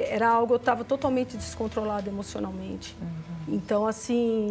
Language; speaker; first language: Portuguese; native; Portuguese